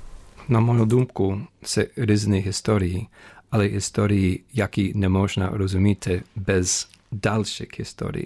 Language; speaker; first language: Ukrainian; non-native, fluent; English